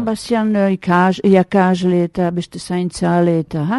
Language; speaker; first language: Basque; native; Basque